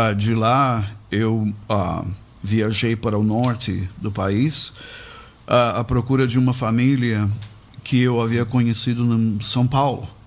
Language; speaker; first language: Portuguese; native; Portuguese